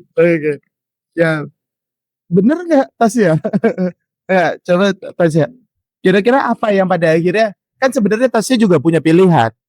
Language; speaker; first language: Indonesian; native; Indonesian